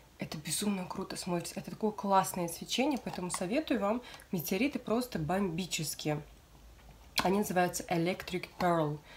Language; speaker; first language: Russian; native; Russian